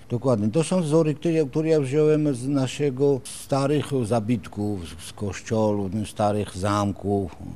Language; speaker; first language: Polish; non-native, fluent; Georgian